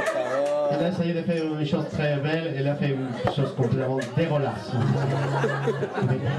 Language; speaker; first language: French; non-native, learner; Spanish